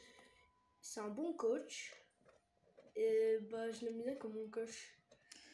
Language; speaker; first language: French; early bilingual, other home language; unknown